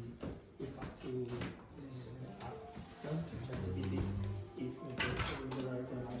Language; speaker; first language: English; non-native, learner; Spanish